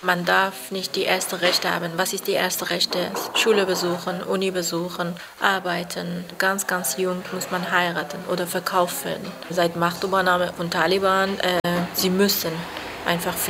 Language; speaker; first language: German; non-native, learner; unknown